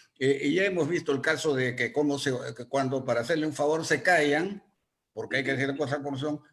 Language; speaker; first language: Spanish; native; Spanish